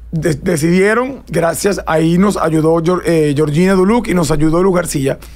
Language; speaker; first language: Spanish; native; Spanish